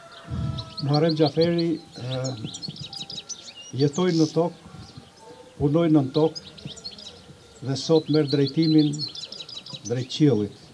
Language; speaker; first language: Albanian; native; Albanian